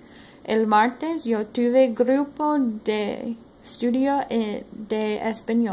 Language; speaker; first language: Spanish; non-native, learner; English